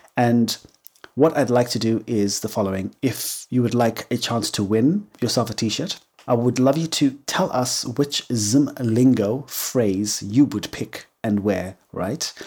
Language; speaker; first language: English; native; English